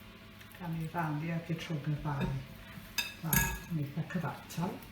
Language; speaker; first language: Welsh; native; Welsh